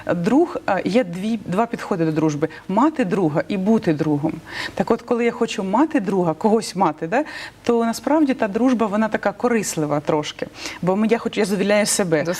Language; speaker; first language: Ukrainian; non-native, local second language; Russian